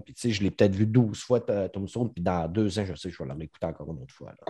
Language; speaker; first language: French; native; French